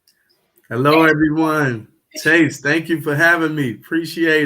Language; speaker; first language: English; native; English